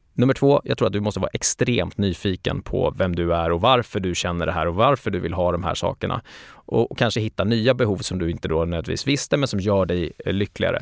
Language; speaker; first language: Swedish; native; Swedish